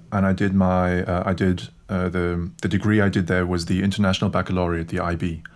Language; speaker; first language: English; non-native, fluent; German